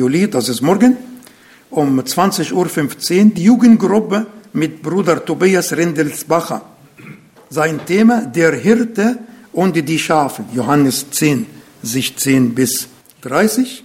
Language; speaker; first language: German; non-native, fluent; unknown